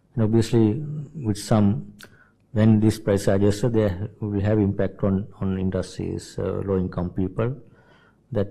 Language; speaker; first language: English; non-native, local second language; Sinhala